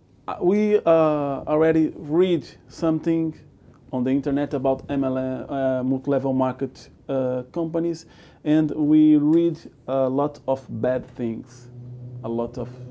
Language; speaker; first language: English; non-native, learner; Portuguese